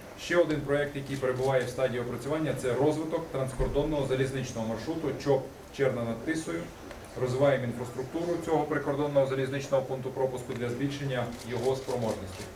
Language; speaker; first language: Ukrainian; native; Ukrainian